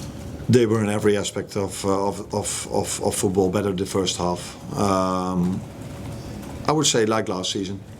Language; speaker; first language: English; non-native, fluent; Dutch